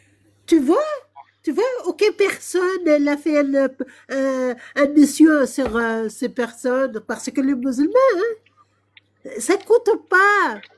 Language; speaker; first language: French; non-native, local second language; Arabic